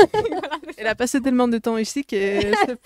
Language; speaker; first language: French; non-native, fluent; Spanish